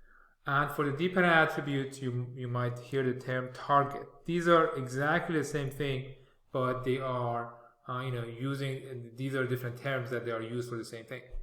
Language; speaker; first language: English; non-native, fluent; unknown